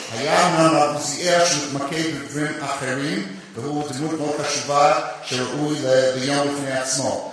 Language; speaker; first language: Hebrew; non-native, fluent; English